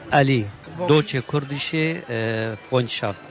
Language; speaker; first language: German; non-native, learner; Kurdish